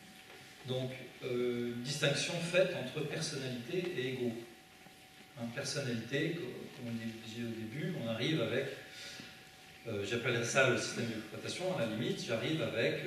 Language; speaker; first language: French; native; French